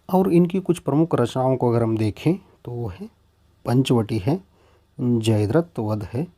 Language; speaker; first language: Hindi; non-native, local second language; Kannada